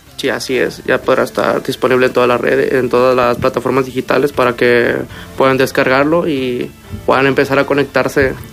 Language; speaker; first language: Spanish; native; Spanish